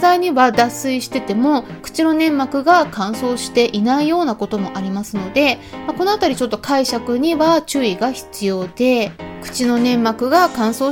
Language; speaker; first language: Japanese; native; Japanese